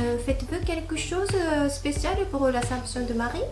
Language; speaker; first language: French; non-native, fluent; Japanese